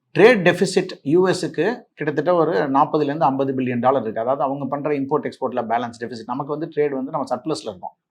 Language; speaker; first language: Tamil; native; Tamil